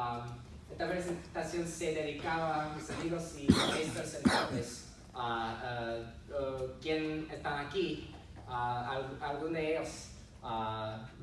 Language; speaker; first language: Spanish; non-native, learner; English